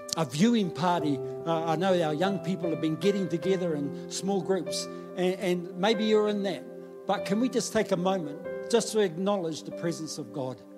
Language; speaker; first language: English; native; English